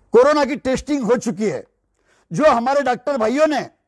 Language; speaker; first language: Hindi; non-native, local second language; Marathi